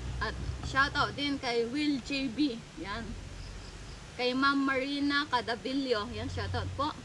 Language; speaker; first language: Filipino; native; Filipino